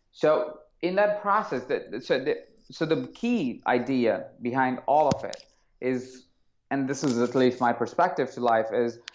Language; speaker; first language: English; non-native, local second language; Hindi